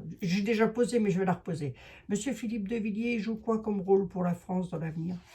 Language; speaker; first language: French; native; French